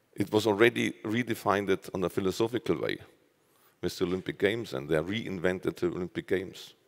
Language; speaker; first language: English; non-native, fluent; German